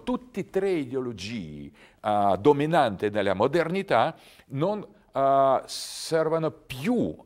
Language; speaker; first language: Italian; non-native, learner; Russian